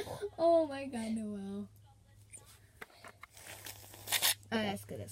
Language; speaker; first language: English; native; English